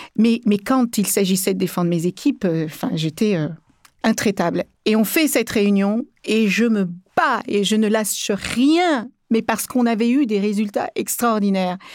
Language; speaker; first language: French; early bilingual, other home language; Kabuverdianu